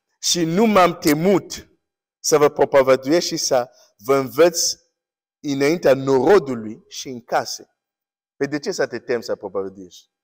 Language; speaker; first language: Romanian; non-native, fluent; English